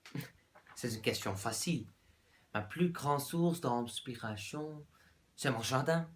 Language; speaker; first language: French; non-native, learner; Dutch